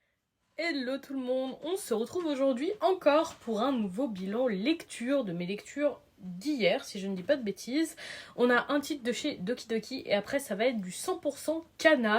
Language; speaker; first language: French; native; French